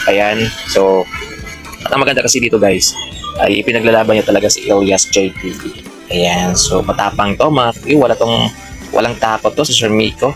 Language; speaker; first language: Filipino; native; Filipino